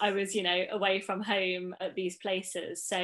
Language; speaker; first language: English; native; English